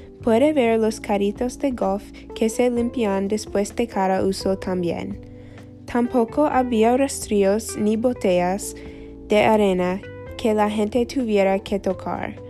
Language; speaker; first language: Spanish; non-native, learner; English